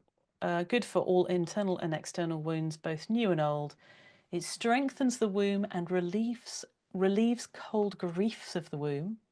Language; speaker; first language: English; native; English